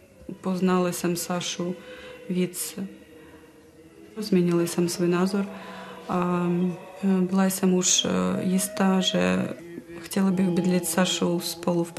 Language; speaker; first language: Czech; non-native, fluent; Russian